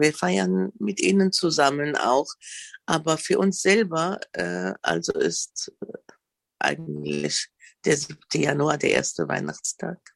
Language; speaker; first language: German; non-native, fluent; Arabic